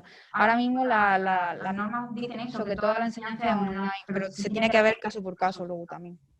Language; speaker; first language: Spanish; native; Spanish